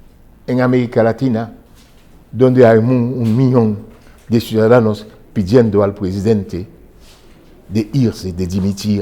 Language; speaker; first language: Spanish; non-native, fluent; Haitian Creole